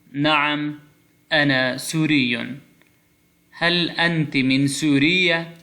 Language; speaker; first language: Arabic; non-native, fluent; Pashto